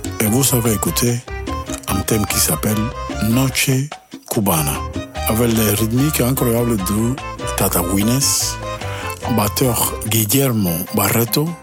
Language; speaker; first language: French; non-native, learner; Spanish